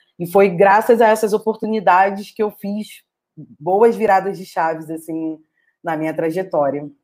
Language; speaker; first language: Portuguese; native; Portuguese